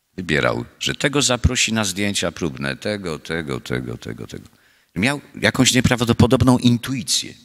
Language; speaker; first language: Polish; native; Polish